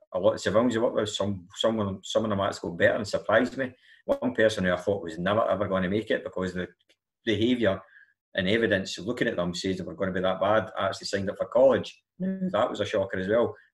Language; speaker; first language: English; native; English